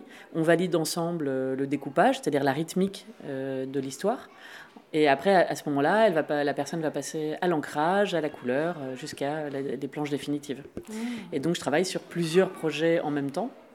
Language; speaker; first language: French; native; French